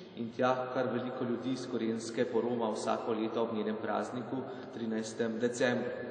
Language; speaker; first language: Slovenian; native; Slovenian